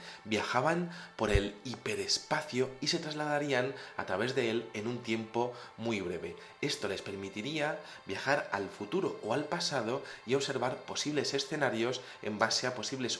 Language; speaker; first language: Spanish; native; Spanish